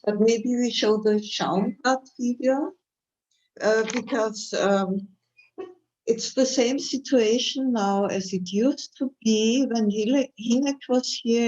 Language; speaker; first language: English; non-native, fluent; German